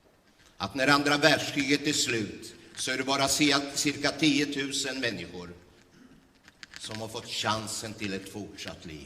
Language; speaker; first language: Swedish; early bilingual, other home language; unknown